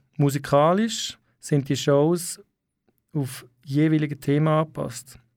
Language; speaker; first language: German; native; German